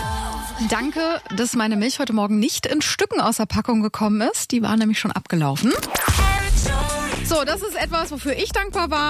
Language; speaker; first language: German; native; German